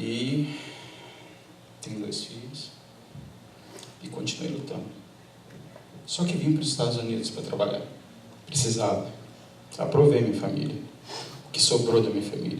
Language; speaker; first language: Portuguese; native; Portuguese